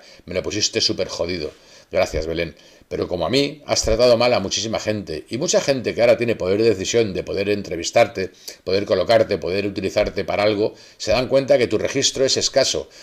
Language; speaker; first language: Spanish; native; Spanish